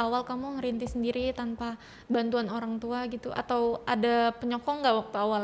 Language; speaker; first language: Indonesian; native; Indonesian